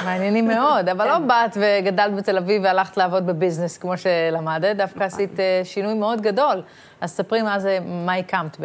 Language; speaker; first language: Hebrew; native; Hebrew